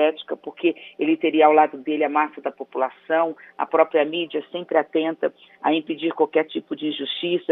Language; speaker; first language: Portuguese; native; Portuguese